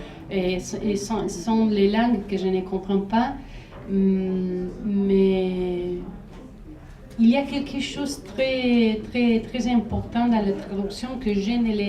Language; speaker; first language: French; non-native, fluent; Spanish